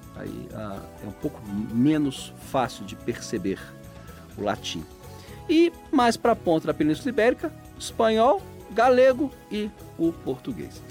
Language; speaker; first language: Portuguese; native; Portuguese